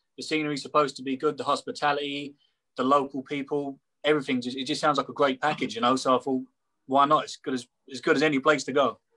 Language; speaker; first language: English; native; English